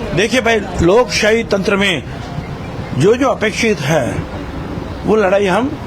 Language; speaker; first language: Hindi; non-native, local second language; Marathi